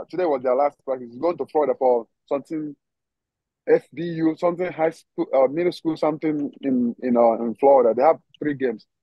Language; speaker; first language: English; non-native, local second language; Igbo